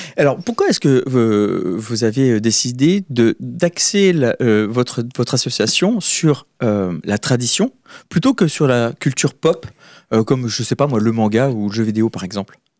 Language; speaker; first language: French; native; French